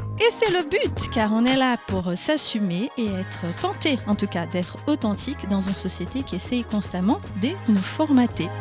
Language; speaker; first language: French; non-native, fluent; Portuguese